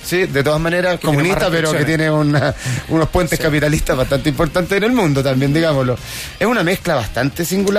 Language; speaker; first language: Spanish; native; Spanish